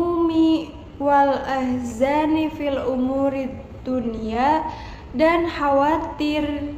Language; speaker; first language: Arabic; non-native, learner; Indonesian